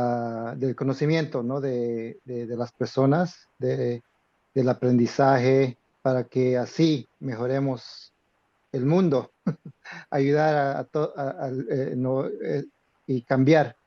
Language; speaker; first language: Spanish; non-native, fluent; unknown